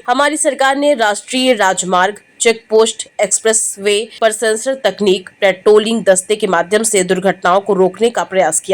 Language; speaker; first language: Hindi; native; Hindi